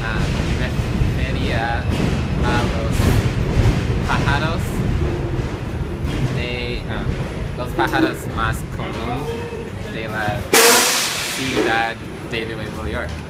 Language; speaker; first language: Spanish; non-native, learner; English